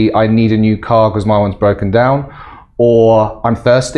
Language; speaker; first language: English; native; English